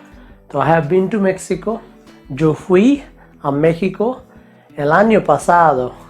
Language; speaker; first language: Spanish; non-native, fluent; Hindi